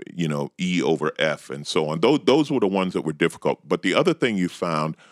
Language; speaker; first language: English; native; English